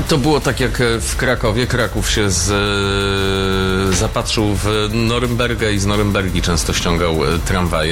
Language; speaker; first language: Polish; native; Polish